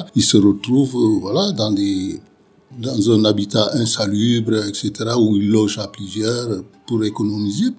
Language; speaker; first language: French; non-native, local second language; Wolof